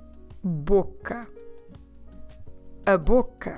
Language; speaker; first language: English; non-native, fluent; Portuguese